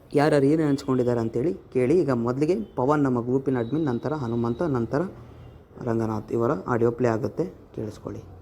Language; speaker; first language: Kannada; native; Kannada